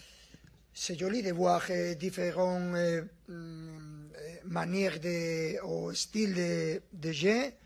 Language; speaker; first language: French; non-native, fluent; Spanish